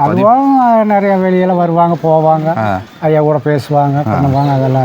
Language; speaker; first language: Tamil; native; Tamil